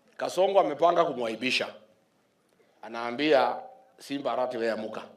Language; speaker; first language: Swahili; non-native, local second language; Kikuyu